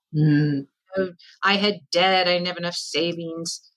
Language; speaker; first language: English; native; English